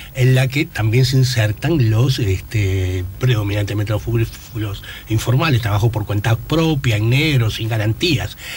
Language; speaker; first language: Spanish; native; Spanish